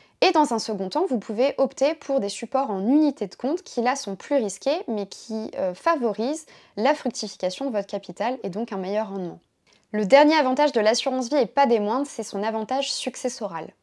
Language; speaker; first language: French; native; French